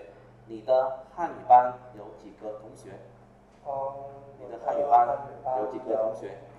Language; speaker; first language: Chinese; non-native, fluent; Vietnamese